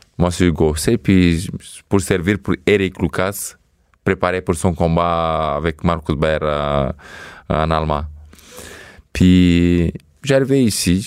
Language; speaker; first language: French; non-native, fluent; Romanian